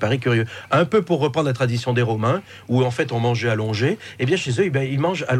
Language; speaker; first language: French; native; French